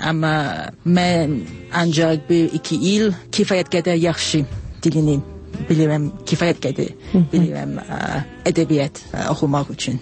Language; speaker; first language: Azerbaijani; non-native, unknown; English